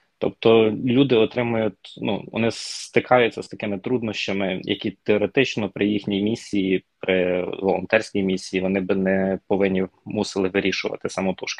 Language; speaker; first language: Ukrainian; native; Ukrainian